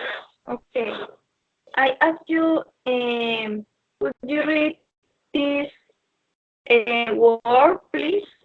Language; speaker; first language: English; non-native, learner; Spanish